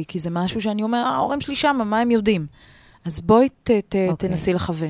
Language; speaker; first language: Hebrew; native; Hebrew